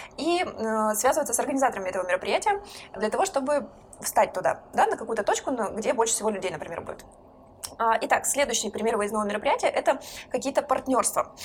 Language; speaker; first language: Russian; native; Russian